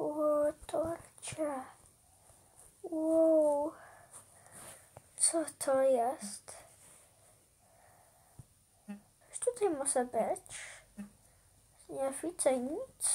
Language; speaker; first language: Polish; early bilingual, heritage; Polish